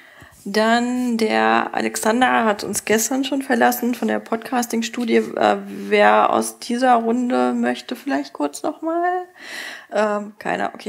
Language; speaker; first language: German; native; German